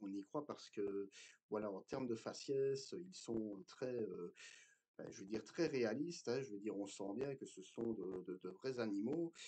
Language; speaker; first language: French; native; French